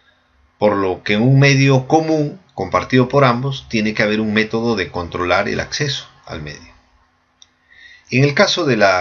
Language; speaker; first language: Spanish; native; Spanish